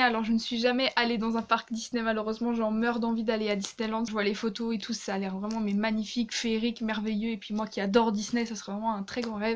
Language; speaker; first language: French; native; French